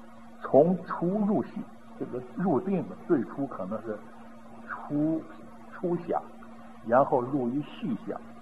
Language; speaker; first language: Chinese; native; Chinese